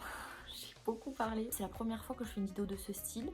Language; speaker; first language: French; native; French